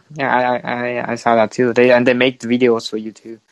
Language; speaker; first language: English; non-native, fluent; Vietnamese